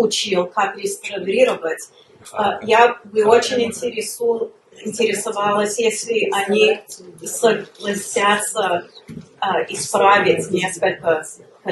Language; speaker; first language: Russian; early bilingual, heritage; Russian